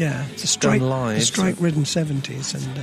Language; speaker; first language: English; native; English